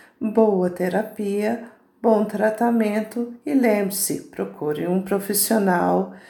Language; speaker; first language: Portuguese; native; Portuguese